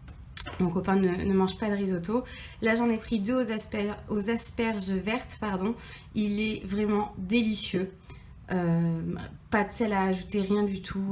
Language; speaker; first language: French; native; French